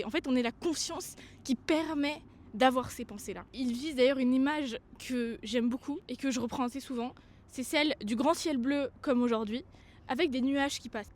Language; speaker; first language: French; native; French